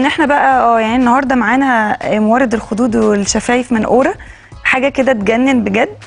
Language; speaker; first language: Arabic; native; Arabic